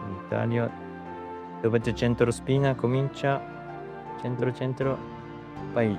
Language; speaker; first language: Italian; non-native, learner; Japanese